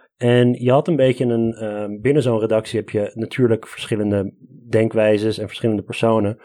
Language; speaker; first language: Dutch; early bilingual, other home language; Armenian